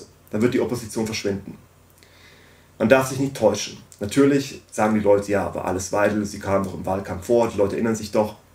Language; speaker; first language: German; native; German